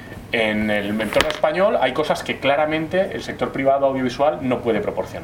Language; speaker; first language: Spanish; native; Spanish